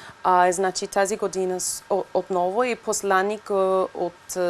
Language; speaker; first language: Bulgarian; non-native, learner; English